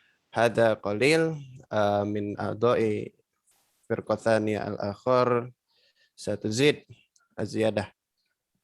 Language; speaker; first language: Arabic; non-native, learner; Indonesian